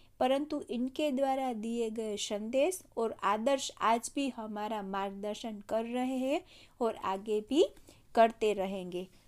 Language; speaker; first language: Hindi; non-native, local second language; Gujarati